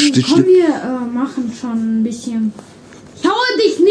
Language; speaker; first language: German; early bilingual, other home language; Russian